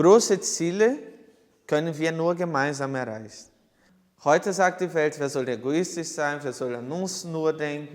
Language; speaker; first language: German; non-native, fluent; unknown